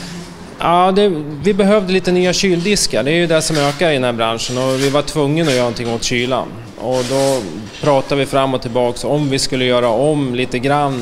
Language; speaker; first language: Swedish; native; Swedish